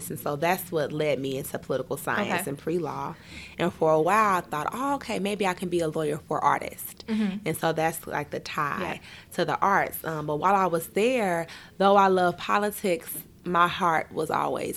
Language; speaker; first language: English; native; English